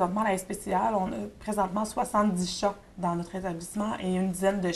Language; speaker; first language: French; native; French